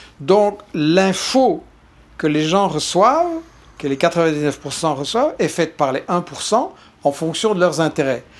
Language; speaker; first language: French; native; French